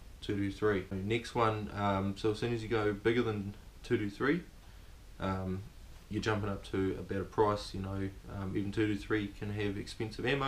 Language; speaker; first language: English; native; English